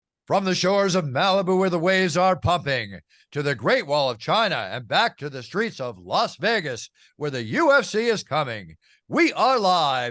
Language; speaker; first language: English; native; English